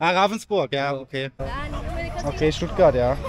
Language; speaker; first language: German; native; German